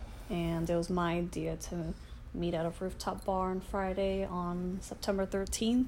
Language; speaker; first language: English; native; English